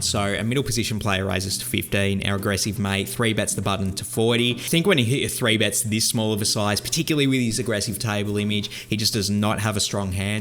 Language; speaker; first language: English; native; English